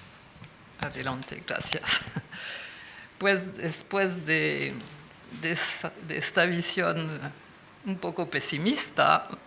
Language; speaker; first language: Spanish; non-native, fluent; French